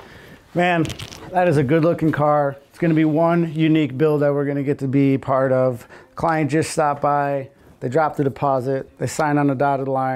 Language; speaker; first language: English; native; English